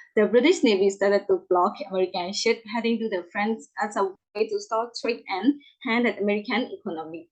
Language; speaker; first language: English; non-native, learner; Burmese